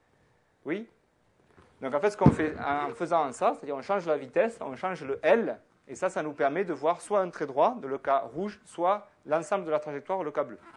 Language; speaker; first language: French; native; French